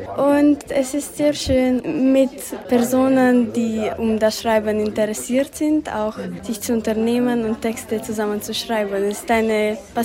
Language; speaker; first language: German; non-native, local second language; Romanian